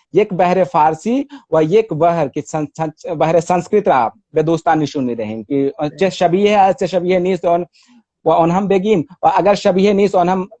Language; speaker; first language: Persian; non-native, learner; Hindi